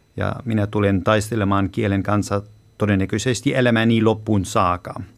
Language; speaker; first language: Finnish; non-native, fluent; German